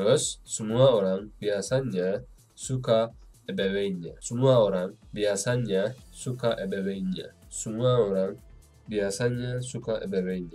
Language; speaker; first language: Indonesian; non-native, learner; Turkish